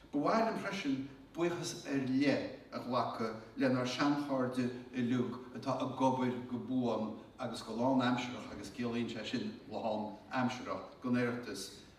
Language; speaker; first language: Irish; native; Irish